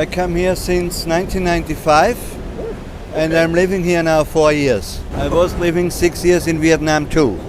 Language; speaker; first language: English; non-native, learner; German